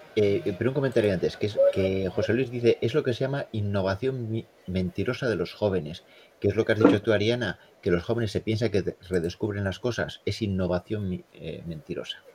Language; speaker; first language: Spanish; native; Spanish